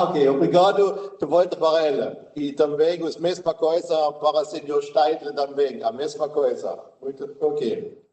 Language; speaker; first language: Portuguese; non-native, learner; German